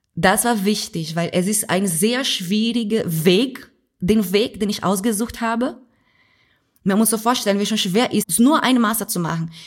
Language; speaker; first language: German; non-native, fluent; Portuguese